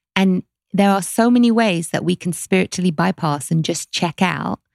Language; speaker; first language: English; native; English